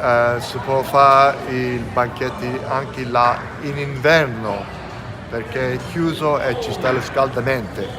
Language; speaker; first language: Italian; early bilingual, heritage; English